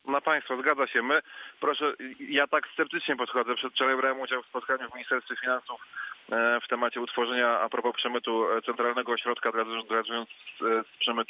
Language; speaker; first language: Polish; native; Polish